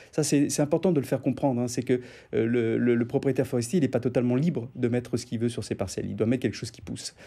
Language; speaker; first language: French; native; French